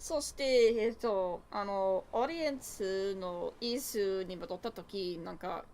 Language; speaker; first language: Japanese; non-native, learner; English